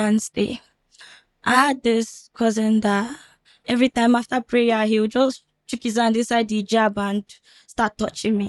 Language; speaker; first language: English; non-native, local second language; Fula